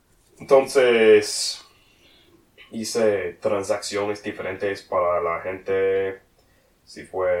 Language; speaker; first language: Spanish; non-native, learner; English